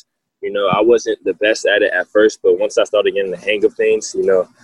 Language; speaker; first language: English; native; English